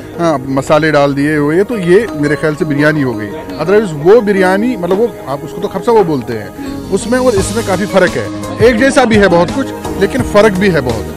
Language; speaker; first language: Hindi; non-native, local second language; Kashmiri